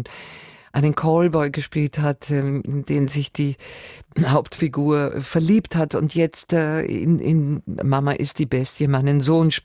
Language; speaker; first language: German; native; German